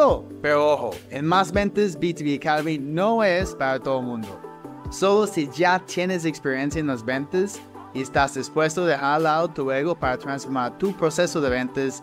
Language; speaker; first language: Spanish; non-native, fluent; English